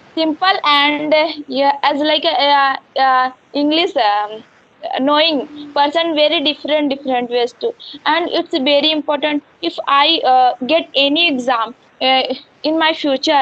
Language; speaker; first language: English; non-native, learner; Hindi